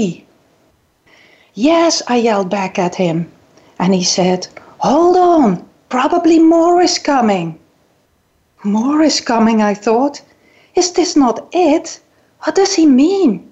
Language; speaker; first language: English; non-native, fluent; Dutch